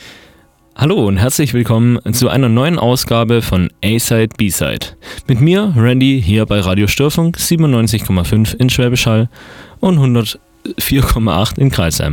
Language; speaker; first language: German; native; German